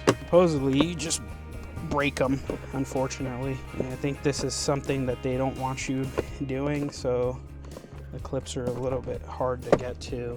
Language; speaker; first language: English; native; English